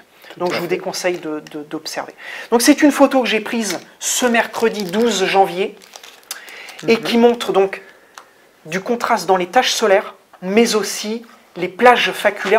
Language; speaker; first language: French; native; French